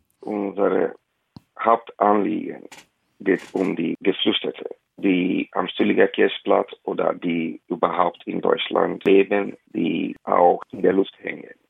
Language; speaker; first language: German; non-native, fluent; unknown